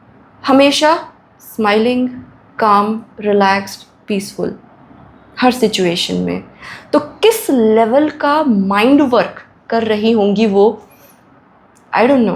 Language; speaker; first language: Hindi; native; Hindi